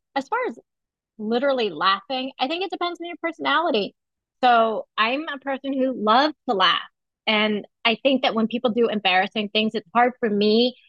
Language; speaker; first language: English; native; English